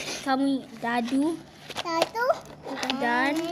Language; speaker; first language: Indonesian; non-native, learner; Malay